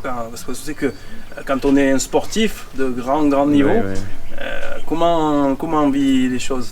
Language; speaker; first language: French; native; French